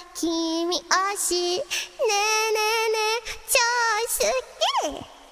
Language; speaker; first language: Japanese; non-native, learner; English